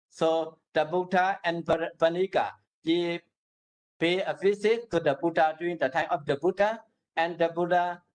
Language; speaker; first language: English; non-native, learner; Burmese